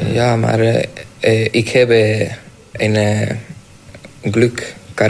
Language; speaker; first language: Dutch; non-native, learner; Hungarian